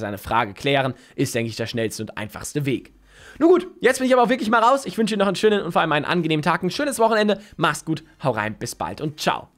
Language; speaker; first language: German; native; German